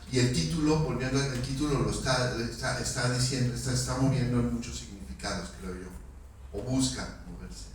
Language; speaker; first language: Spanish; native; Spanish